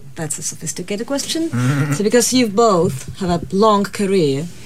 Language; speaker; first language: English; non-native, fluent; Czech